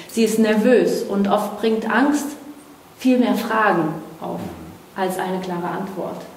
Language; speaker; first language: German; non-native, fluent; Portuguese